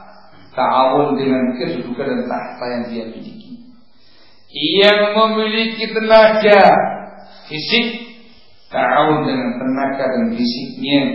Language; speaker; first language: Indonesian; native; Indonesian